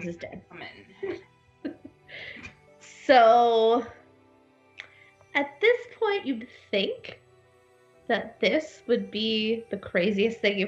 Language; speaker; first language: English; native; English